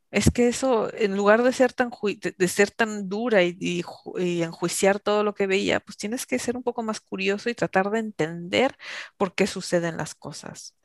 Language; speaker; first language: Spanish; native; Spanish